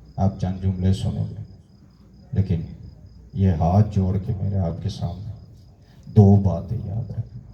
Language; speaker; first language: Urdu; non-native, local second language; Pashto